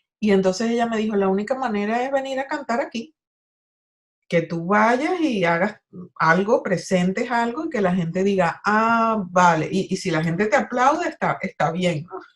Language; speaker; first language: Spanish; native; Spanish